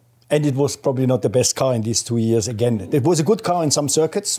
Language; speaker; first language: English; non-native, fluent; German